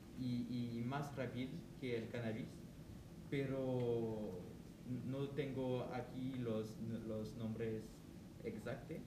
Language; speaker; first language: Spanish; non-native, learner; French